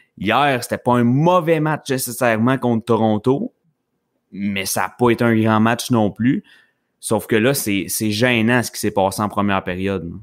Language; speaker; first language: French; native; French